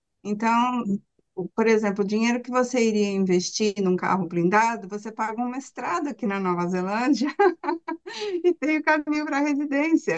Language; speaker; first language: Portuguese; native; Portuguese